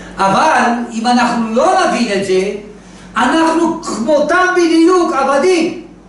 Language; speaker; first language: Hebrew; native; Hebrew